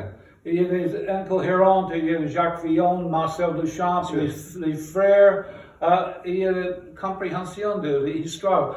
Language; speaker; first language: French; non-native, fluent; English